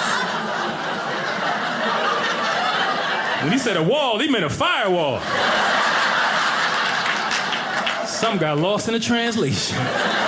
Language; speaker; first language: English; native; English